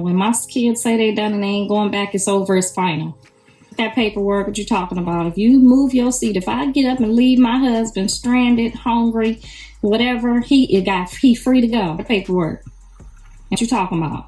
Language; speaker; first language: English; native; English